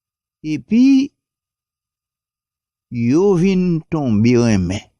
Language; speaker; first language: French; non-native, local second language; Haitian Creole